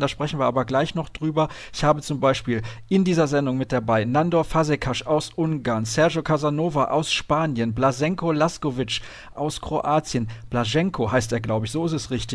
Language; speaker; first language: German; native; German